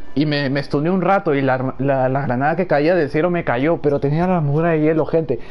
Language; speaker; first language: Spanish; native; Spanish